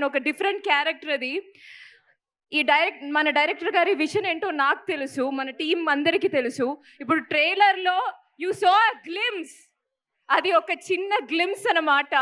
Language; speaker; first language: Telugu; non-native, local second language; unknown